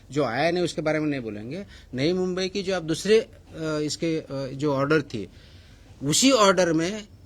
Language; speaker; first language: Hindi; non-native, local second language; Marathi